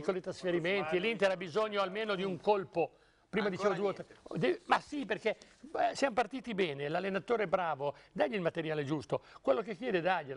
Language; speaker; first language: Italian; native; Italian